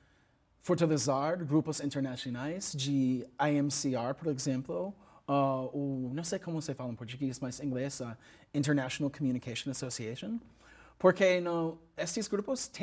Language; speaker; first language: Portuguese; non-native, learner; English